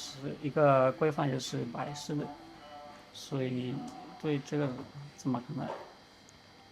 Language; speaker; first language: Chinese; non-native, learner; Spanish